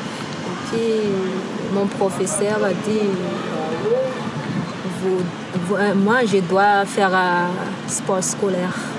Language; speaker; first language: French; non-native, local second language; Malagasy